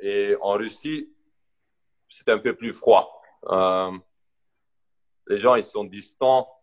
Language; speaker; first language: French; non-native, local second language; Dutch